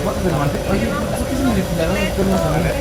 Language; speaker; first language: Spanish; native; Spanish